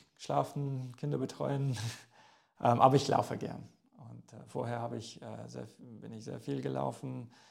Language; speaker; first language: German; non-native, fluent; English